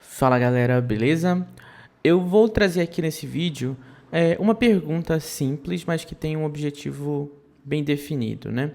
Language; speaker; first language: Portuguese; native; Portuguese